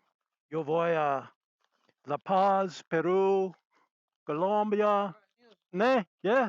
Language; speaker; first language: Spanish; non-native, learner; English